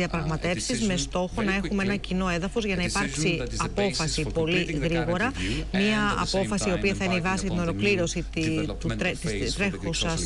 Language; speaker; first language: Greek; native; Greek